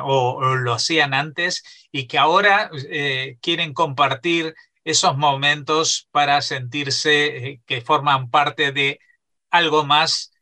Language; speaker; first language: Spanish; native; Spanish